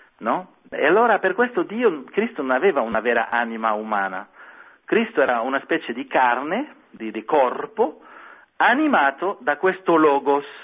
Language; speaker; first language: Italian; non-native, fluent; French